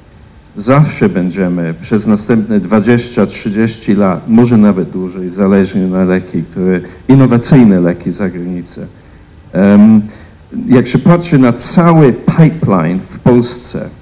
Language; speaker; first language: Polish; non-native, fluent; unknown